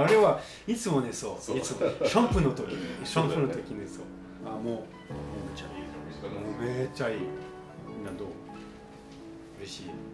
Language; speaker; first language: Japanese; non-native, learner; French